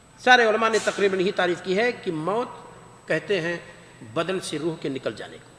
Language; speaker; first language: Urdu; native; Urdu